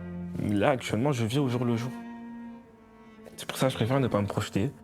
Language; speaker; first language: French; native; French